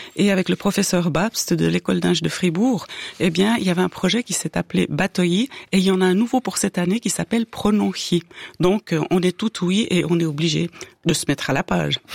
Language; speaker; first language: French; native; French